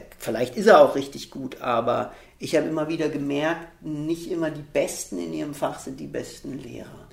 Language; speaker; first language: German; early bilingual, heritage; German